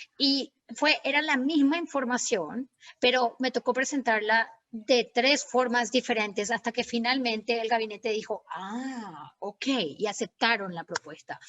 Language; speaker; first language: Spanish; native; Spanish